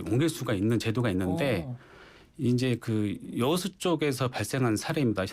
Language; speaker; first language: Korean; native; Korean